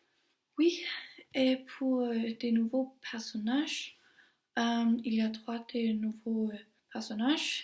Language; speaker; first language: French; non-native, learner; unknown